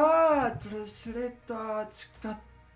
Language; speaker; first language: Japanese; non-native, learner; English